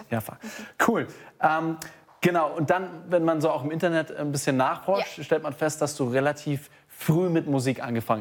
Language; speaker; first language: German; native; German